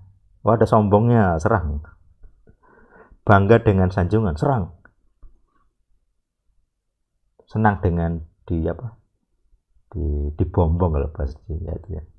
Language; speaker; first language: Indonesian; native; Indonesian